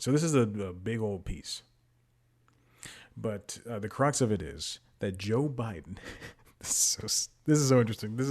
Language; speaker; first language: English; native; English